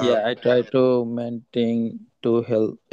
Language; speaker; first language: English; non-native, learner; Bangla